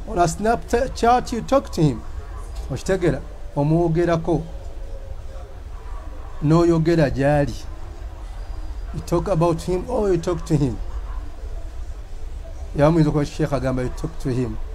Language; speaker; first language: English; non-native, local second language; Ganda